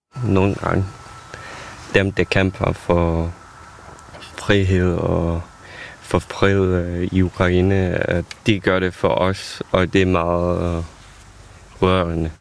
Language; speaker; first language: Danish; non-native, fluent; Ukrainian